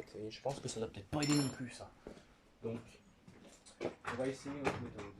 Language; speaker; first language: French; native; French